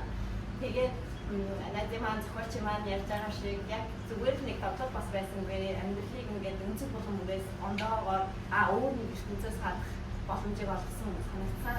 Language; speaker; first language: Mongolian; native; Mongolian